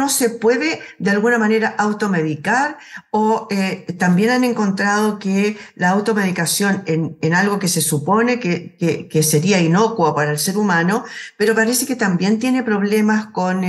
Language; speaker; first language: Spanish; native; Spanish